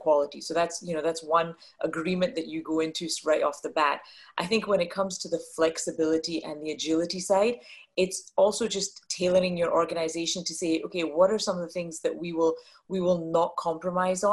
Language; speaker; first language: English; native; English